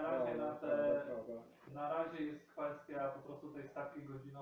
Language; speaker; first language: Polish; native; Polish